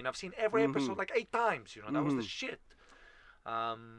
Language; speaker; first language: English; non-native, fluent; Estonian